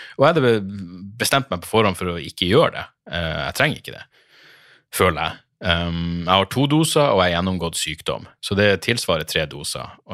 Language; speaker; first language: Norwegian; native; Norwegian